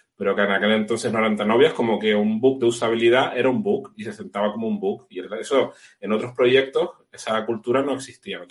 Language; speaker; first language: Spanish; native; Spanish